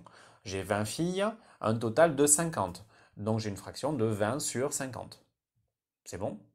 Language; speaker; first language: French; native; French